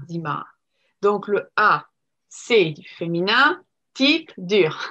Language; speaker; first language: French; native; French